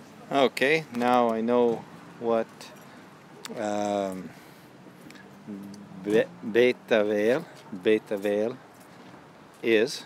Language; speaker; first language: English; native; English